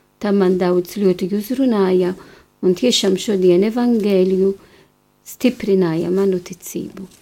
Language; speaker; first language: Latvian; non-native, fluent; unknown